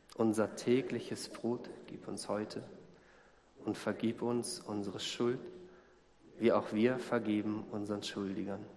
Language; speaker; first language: German; native; German